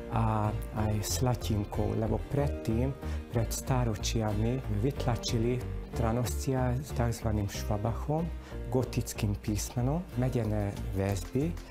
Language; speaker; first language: Slovak; early bilingual, heritage; Hungarian